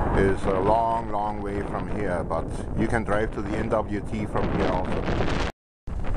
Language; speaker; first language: English; non-native, fluent; German